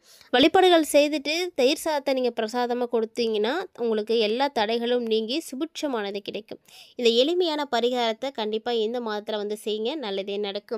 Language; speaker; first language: Tamil; native; Tamil